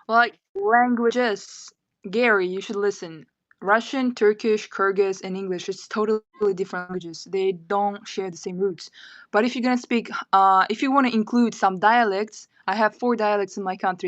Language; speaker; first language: English; non-native, fluent; Kyrgyz